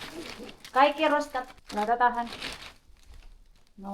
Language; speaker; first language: Finnish; non-native, learner; Filipino